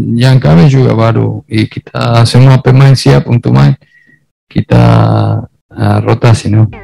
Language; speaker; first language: Indonesian; non-native, fluent; Spanish